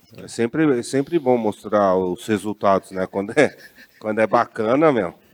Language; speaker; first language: Portuguese; native; Portuguese